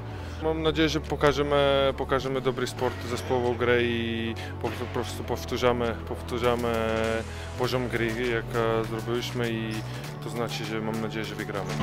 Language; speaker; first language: Polish; non-native, fluent; Czech